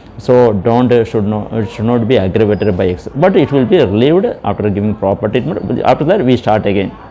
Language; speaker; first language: English; non-native, local second language; Malayalam